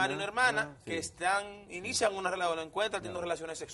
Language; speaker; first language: Spanish; native; Spanish